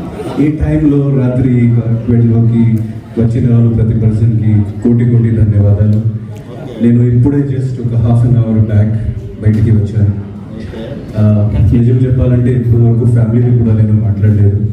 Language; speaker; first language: Telugu; non-native, fluent; Hindi